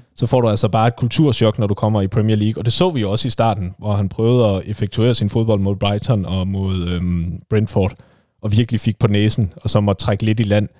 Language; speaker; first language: Danish; native; Danish